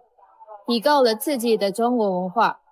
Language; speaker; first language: Chinese; non-native, learner; Indonesian